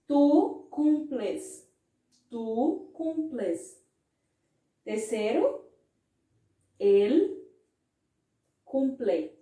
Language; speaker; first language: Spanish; non-native, fluent; Portuguese